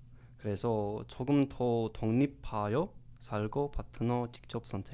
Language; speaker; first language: Korean; non-native, learner; English